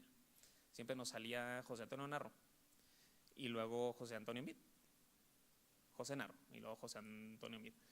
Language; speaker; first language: Spanish; native; Spanish